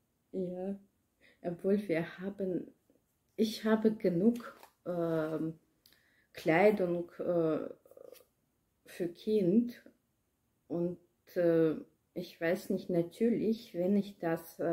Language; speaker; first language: German; non-native, learner; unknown